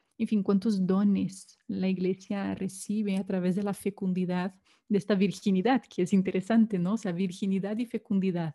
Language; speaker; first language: Spanish; non-native, fluent; Portuguese